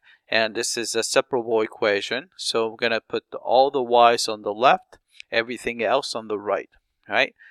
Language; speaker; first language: English; non-native, fluent; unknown